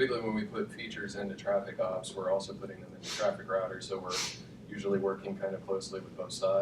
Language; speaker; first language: English; native; English